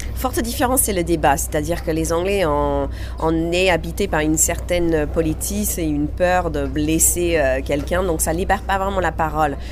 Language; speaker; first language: French; non-native, fluent; English